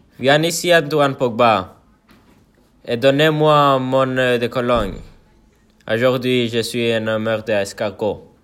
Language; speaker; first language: French; non-native, learner; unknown